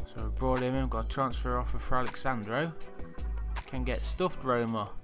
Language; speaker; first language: English; native; English